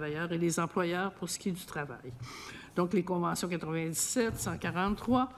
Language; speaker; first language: French; native; French